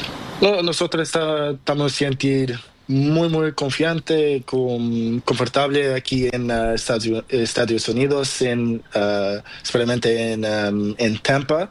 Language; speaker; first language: Spanish; non-native, learner; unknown